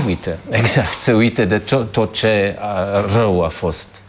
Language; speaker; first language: Romanian; non-native, fluent; German